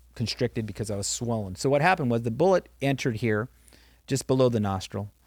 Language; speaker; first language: English; native; English